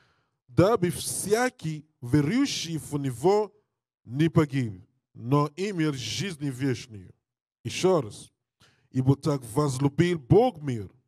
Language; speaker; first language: Russian; non-native, learner; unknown